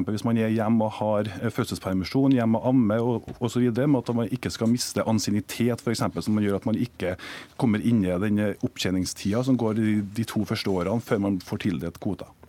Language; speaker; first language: Norwegian; native; Norwegian